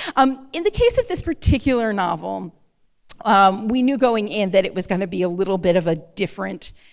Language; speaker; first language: English; native; English